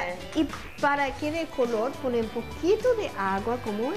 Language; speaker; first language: Spanish; non-native, learner; English